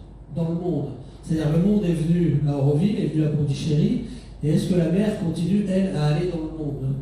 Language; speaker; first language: French; native; French